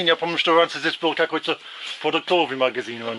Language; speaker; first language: Russian; non-native, fluent; English